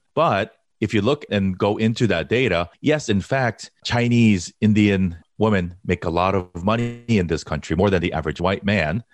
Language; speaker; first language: English; early bilingual, other home language; Korean